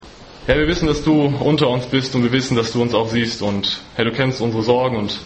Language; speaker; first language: German; native; German